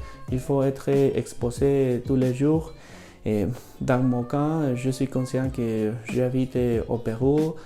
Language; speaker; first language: French; non-native, fluent; Spanish